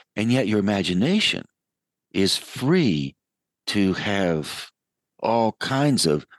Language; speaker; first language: English; native; English